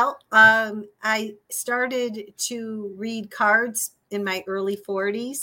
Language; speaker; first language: English; native; English